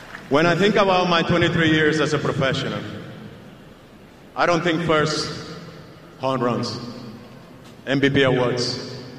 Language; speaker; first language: English; non-native, fluent; Spanish